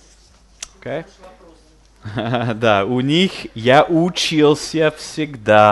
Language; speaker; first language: Russian; non-native, fluent; English